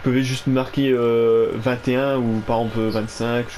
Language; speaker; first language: French; native; French